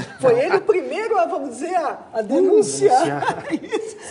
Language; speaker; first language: Portuguese; native; Portuguese